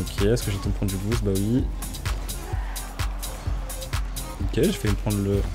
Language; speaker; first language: French; native; French